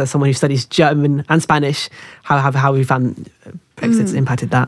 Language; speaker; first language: English; native; English